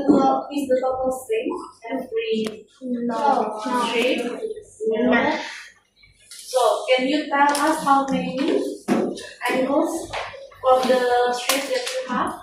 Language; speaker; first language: English; non-native, learner; Indonesian